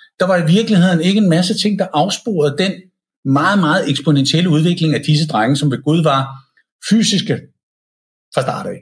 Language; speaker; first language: Danish; native; Danish